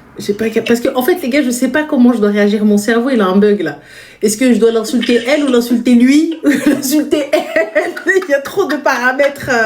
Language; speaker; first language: French; native; French